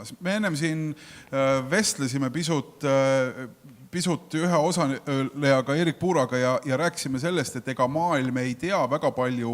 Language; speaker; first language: Estonian; native; Estonian